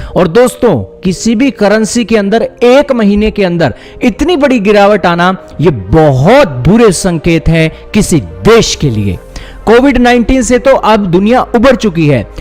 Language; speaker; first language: Hindi; native; Hindi